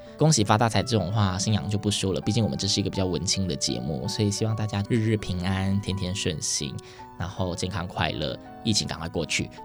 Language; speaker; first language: Chinese; native; Chinese